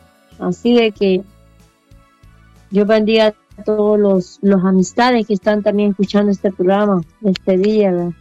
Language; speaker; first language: Spanish; native; Spanish